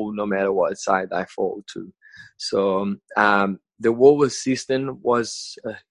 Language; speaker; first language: English; non-native, learner; Portuguese